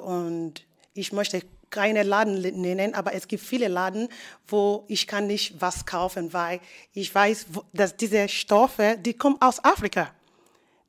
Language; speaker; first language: German; non-native, fluent; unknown